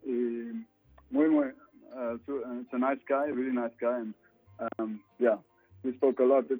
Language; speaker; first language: English; non-native, fluent; Swiss German